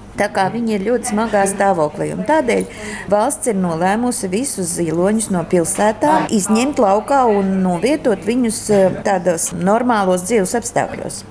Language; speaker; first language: Latvian; native; Latvian